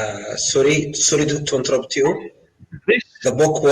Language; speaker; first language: English; non-native, learner; Arabic